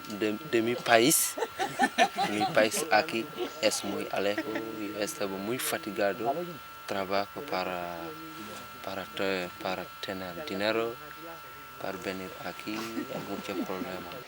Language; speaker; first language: Spanish; non-native, learner; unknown